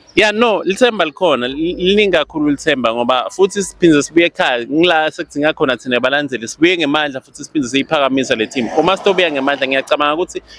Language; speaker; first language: Zulu; non-native, local second language; Swati